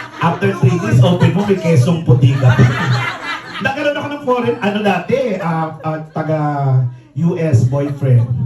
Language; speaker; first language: Filipino; native; Filipino